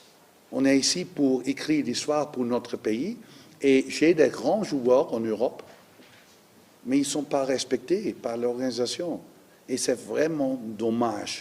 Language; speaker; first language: French; non-native, learner; Dutch